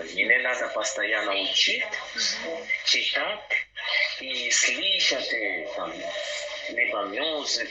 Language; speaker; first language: Russian; non-native, learner; Portuguese